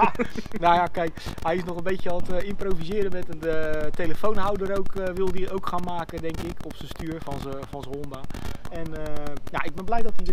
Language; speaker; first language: Dutch; native; Dutch